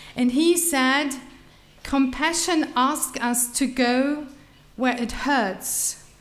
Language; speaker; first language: English; non-native, fluent; German